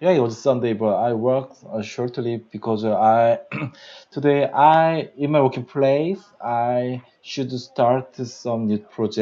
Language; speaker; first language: English; non-native, learner; Korean